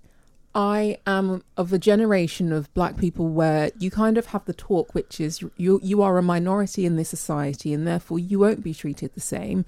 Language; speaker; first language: English; native; English